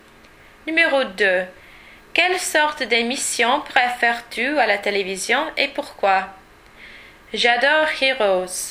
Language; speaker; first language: French; non-native, learner; English